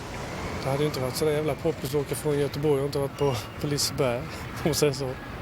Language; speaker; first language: Swedish; native; Swedish